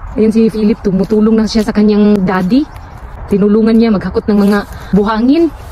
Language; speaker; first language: Filipino; non-native, local second language; Cebuano